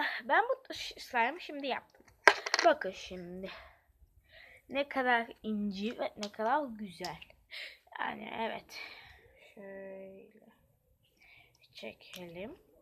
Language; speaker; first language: Turkish; early bilingual, heritage; Turkish